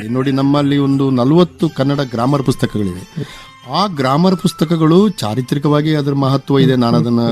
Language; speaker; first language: Kannada; non-native, local second language; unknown